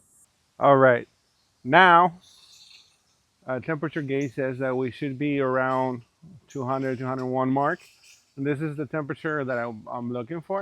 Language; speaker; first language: English; early bilingual, other home language; Spanish